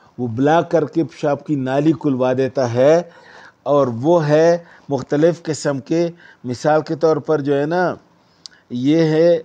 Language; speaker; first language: Urdu; non-native, local second language; Pashto